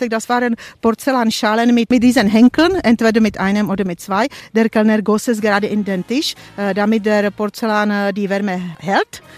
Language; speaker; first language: German; non-native, fluent; Czech